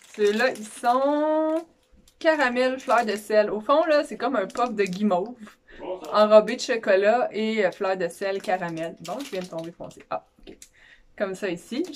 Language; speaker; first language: French; native; French